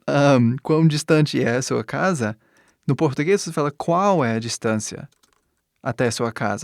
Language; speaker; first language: Portuguese; non-native, fluent; English